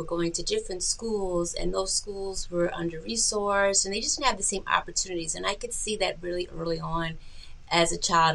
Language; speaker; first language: English; native; English